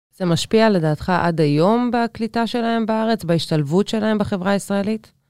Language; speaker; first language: Hebrew; native; Hebrew